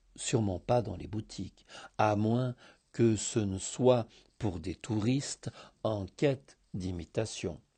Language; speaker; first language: French; early bilingual, heritage; Greek